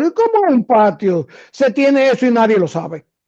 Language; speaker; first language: Spanish; native; Spanish